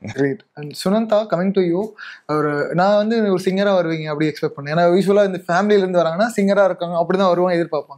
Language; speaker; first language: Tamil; native; Tamil